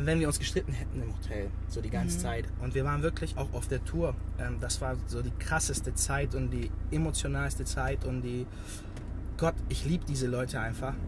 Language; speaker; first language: German; early bilingual, other home language; Bosnian